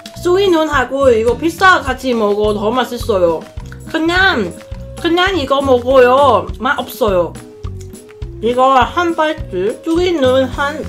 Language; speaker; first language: Korean; non-native, learner; Cantonese